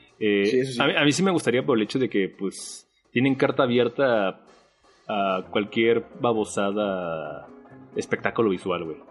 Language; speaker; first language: Spanish; native; Spanish